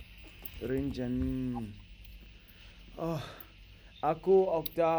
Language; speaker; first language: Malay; non-native, learner; English